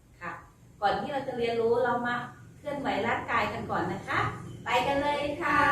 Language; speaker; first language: Thai; native; Thai